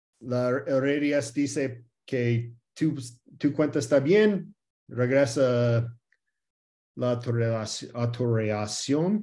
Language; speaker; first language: Spanish; early bilingual, heritage; Spanish